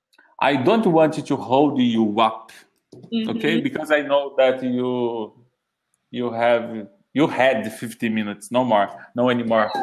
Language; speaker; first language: English; non-native, learner; Portuguese